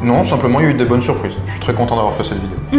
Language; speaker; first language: French; native; French